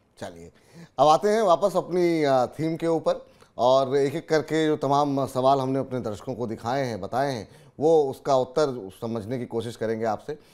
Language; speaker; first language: Hindi; native; Hindi